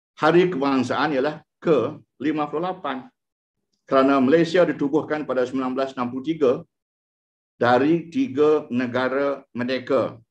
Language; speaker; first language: Malay; non-native, local second language; Iban